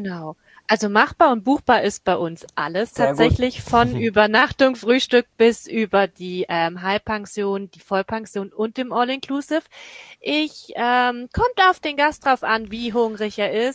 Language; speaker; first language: German; native; German